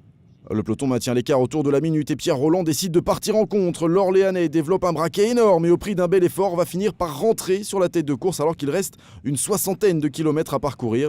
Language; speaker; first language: French; native; French